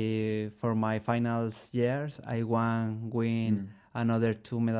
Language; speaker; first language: English; non-native, learner; Spanish